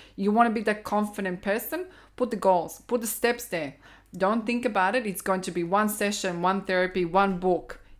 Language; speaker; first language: English; non-native, fluent; Croatian